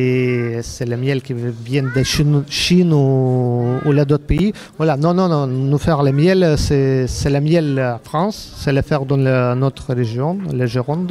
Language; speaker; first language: French; non-native, learner; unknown